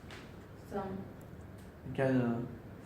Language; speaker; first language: French; non-native, learner; Spanish